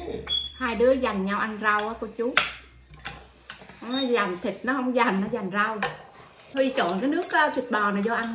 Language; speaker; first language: Vietnamese; native; Vietnamese